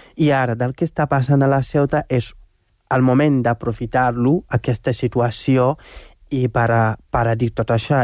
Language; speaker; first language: Catalan; non-native, fluent; Wolof